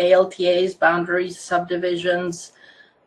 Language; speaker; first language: English; non-native, fluent; Croatian